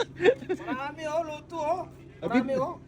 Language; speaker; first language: Filipino; non-native, learner; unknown